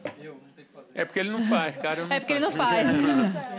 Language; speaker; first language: Portuguese; native; Portuguese